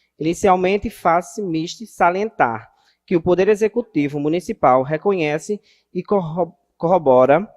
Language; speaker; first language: Portuguese; native; Portuguese